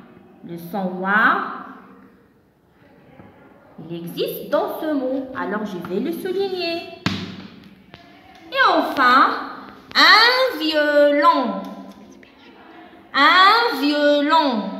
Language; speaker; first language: French; non-native, local second language; Arabic